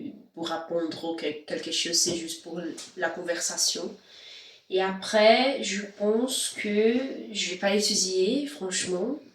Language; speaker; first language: French; non-native, learner; Spanish